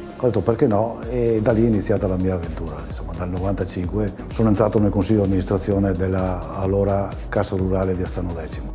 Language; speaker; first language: Italian; native; Italian